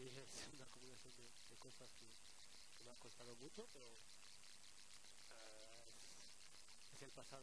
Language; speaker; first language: Spanish; non-native, fluent; French